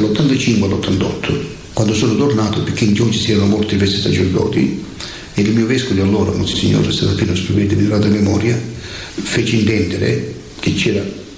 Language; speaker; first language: Italian; native; Italian